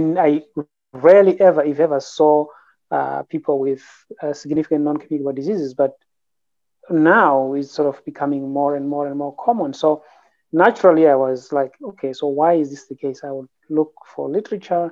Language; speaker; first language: English; non-native, local second language; Shona